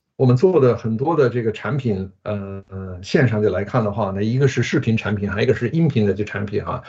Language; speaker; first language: Chinese; early bilingual, other home language; Japanese